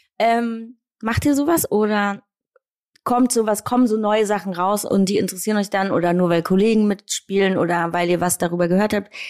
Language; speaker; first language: German; native; German